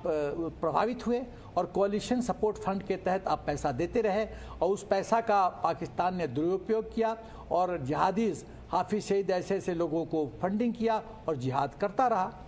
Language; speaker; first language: Hindi; native; Hindi